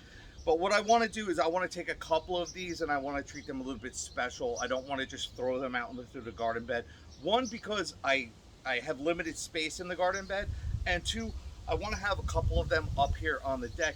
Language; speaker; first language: English; native; English